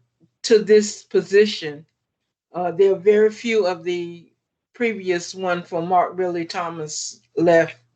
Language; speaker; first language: English; native; English